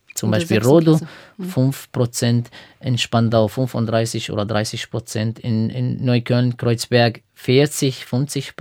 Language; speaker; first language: German; non-native, fluent; Arabic